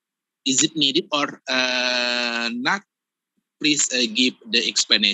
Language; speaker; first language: English; non-native, fluent; Indonesian